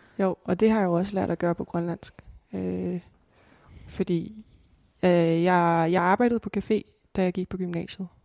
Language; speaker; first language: Danish; native; Danish